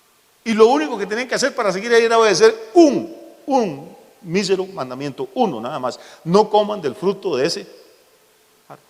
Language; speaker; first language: Spanish; native; Spanish